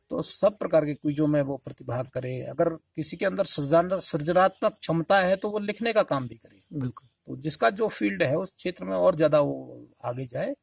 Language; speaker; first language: Hindi; native; Hindi